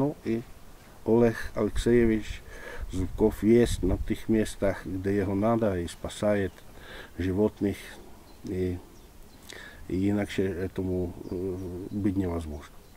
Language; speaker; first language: Russian; non-native, fluent; Czech